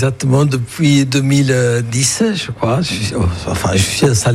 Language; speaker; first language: French; non-native, fluent; Italian